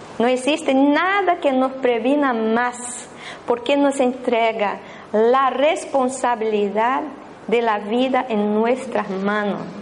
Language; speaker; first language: Spanish; non-native, fluent; Portuguese